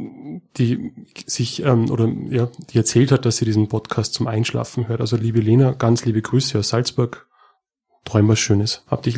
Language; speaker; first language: German; native; German